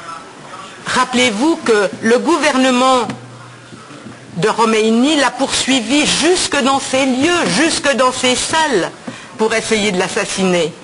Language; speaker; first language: French; native; French